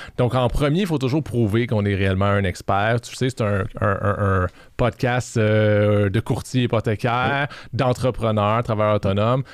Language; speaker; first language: French; native; French